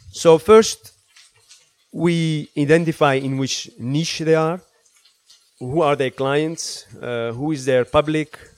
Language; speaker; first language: English; early bilingual, other home language; Arabic